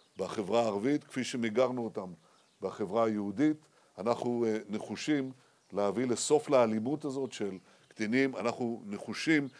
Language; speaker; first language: Hebrew; native; Hebrew